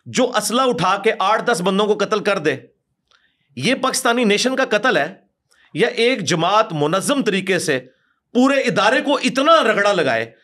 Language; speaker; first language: Urdu; non-native, local second language; Punjabi